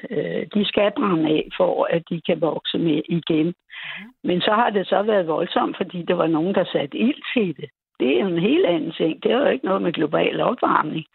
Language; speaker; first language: Danish; native; Danish